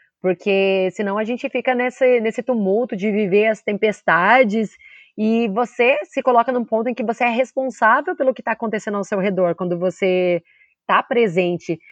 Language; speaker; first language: Portuguese; native; Portuguese